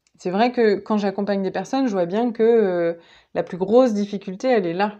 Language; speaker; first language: French; native; French